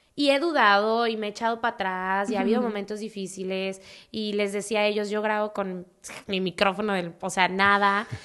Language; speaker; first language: Spanish; native; Spanish